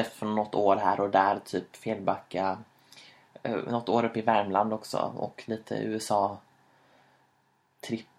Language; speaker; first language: Swedish; native; Swedish